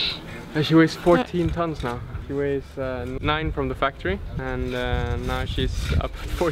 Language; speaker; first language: English; non-native, fluent; Swedish